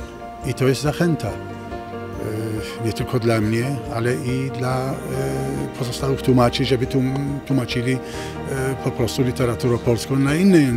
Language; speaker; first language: Polish; non-native, fluent; Arabic